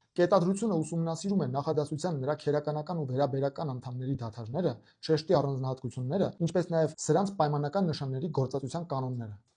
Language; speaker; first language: Armenian; native; Armenian